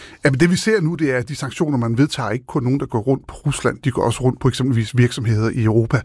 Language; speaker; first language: Danish; native; Danish